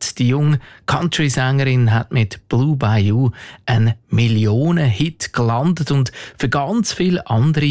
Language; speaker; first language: German; native; German